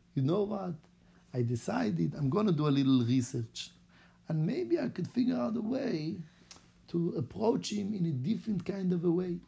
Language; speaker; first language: English; non-native, fluent; Hebrew